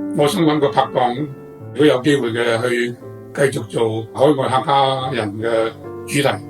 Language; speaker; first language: Cantonese; native; Cantonese